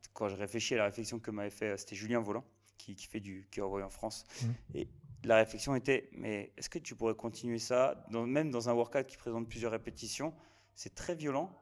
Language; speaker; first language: French; native; French